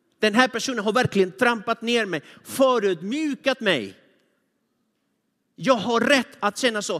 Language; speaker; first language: Swedish; non-native, fluent; Spanish